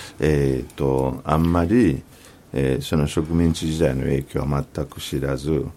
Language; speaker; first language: Japanese; non-native, fluent; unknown